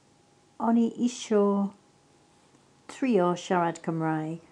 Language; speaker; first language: Welsh; non-native, learner; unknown